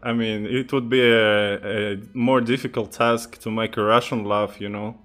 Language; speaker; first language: English; non-native, fluent; Russian